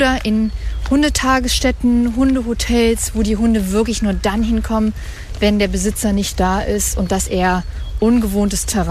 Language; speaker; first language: German; native; German